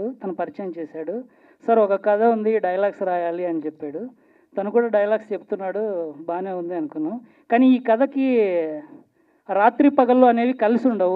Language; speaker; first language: Telugu; native; Telugu